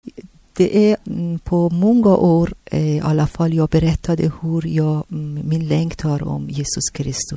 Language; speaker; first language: Swedish; non-native, learner; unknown